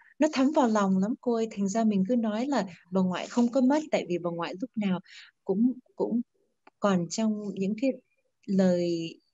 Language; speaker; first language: Vietnamese; early bilingual, heritage; Vietnamese